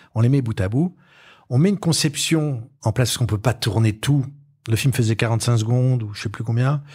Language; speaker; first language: French; native; French